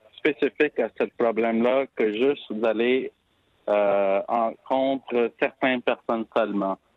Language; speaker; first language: French; non-native, fluent; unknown